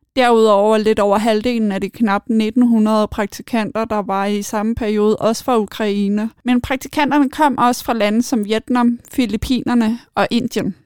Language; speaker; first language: Danish; native; Danish